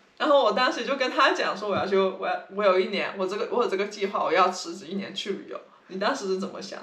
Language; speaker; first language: Chinese; non-native, local second language; Cantonese